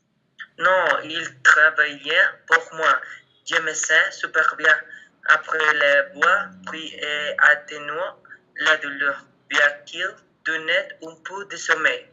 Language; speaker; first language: French; non-native, learner; Spanish